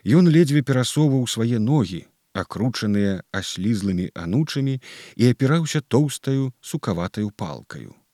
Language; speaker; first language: Belarusian; native; Belarusian